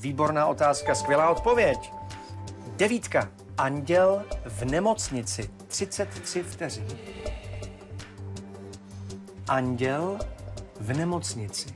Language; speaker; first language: Czech; native; Czech